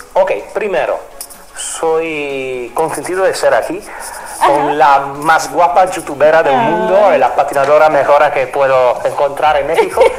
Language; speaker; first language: Spanish; non-native, fluent; Italian